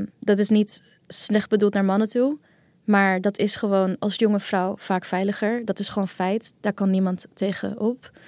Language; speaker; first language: Dutch; early bilingual, other home language; Kurdish